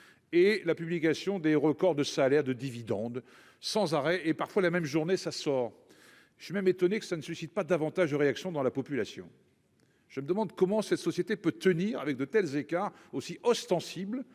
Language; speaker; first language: French; native; French